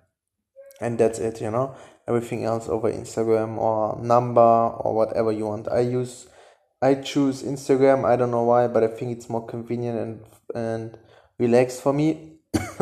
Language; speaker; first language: English; non-native, fluent; German